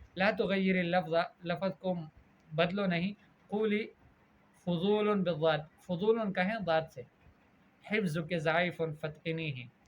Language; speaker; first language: Urdu; native; Urdu